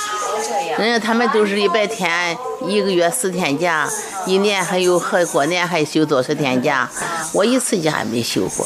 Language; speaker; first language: Chinese; native; Chinese